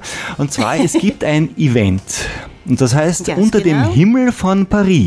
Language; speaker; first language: German; native; German